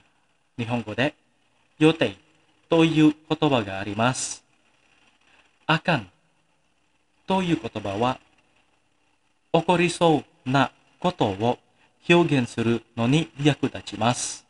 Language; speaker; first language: Japanese; non-native, fluent; Indonesian